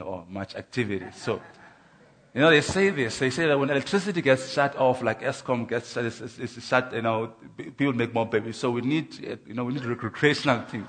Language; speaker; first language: English; non-native, local second language; Xhosa